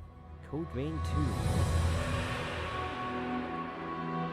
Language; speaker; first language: English; native; English